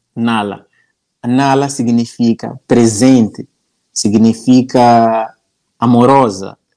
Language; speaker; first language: Portuguese; native; Portuguese